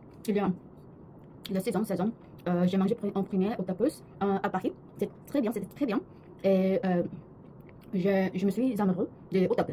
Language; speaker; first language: French; non-native, learner; Korean